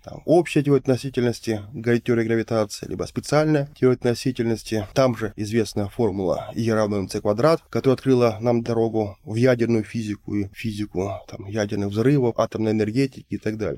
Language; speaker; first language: Russian; native; Russian